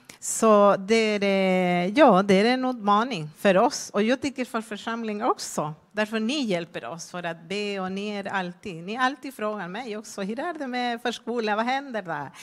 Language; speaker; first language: Swedish; non-native, fluent; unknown